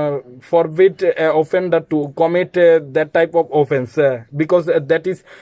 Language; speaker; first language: English; non-native, learner; Bangla